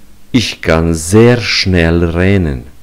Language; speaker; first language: German; non-native, learner; Romanian